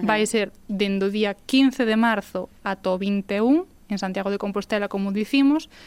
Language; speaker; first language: Galician; native; Galician